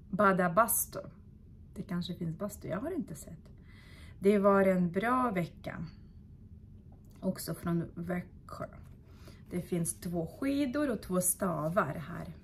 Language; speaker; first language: Swedish; non-native, fluent; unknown